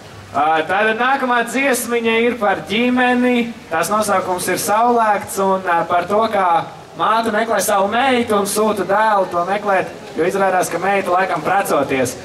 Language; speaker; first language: Latvian; native; Latvian